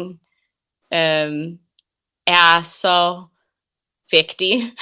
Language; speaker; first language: Danish; non-native, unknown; English